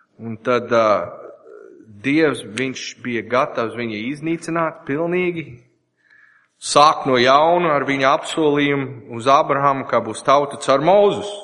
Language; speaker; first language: Latvian; non-native, learner; English